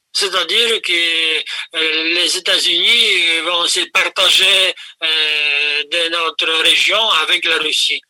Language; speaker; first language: French; non-native, fluent; Polish